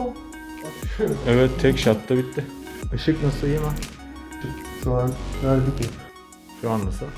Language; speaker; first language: Turkish; native; Turkish